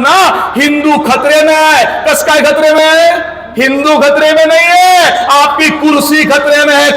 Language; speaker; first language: Hindi; non-native, local second language; Marathi